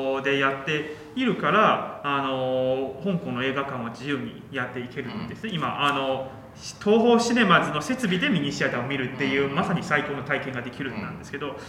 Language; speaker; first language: Japanese; non-native, fluent; Chinese